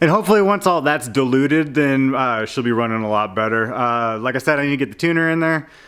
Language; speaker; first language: English; native; English